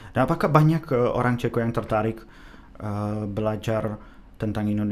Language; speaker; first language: Indonesian; non-native, fluent; Czech